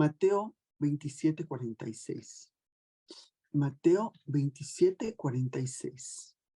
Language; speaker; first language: Spanish; native; Spanish